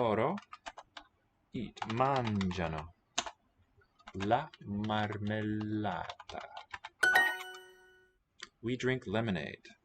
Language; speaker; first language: Italian; non-native, learner; English